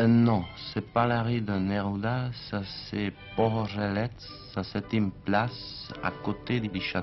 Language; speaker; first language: French; non-native, fluent; Czech